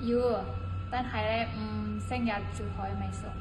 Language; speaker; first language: Cantonese; non-native, learner; Indonesian